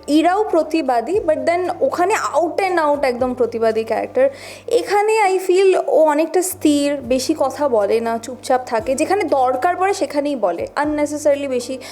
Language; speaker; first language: Bangla; non-native, local second language; Punjabi